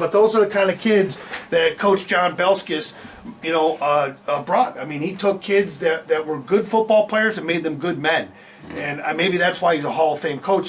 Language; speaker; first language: English; native; English